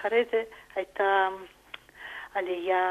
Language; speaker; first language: Hebrew; non-native, fluent; Russian